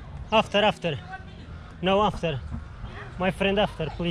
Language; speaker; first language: English; non-native, learner; Portuguese